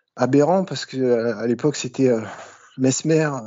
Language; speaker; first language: French; native; French